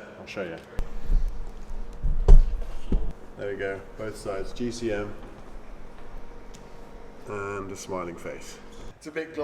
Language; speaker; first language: English; native; English